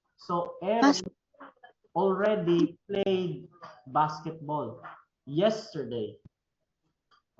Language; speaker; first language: English; non-native, fluent; Filipino